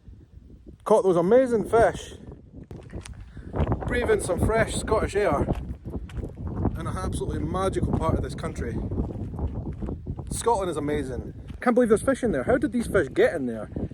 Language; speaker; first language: English; native; English